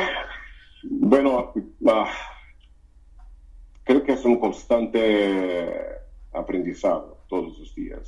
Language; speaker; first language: Spanish; non-native, fluent; Portuguese